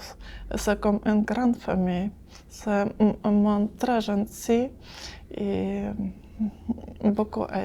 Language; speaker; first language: French; non-native, learner; Ukrainian